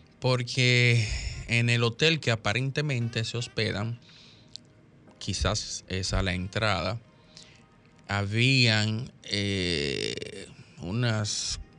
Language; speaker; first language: Spanish; native; Spanish